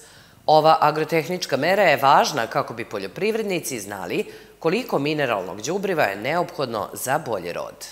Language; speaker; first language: Serbian; native; Serbian